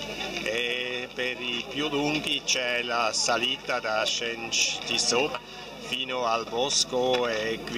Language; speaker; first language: Italian; non-native, local second language; German